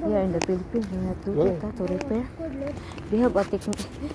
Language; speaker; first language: French; non-native, learner; Cebuano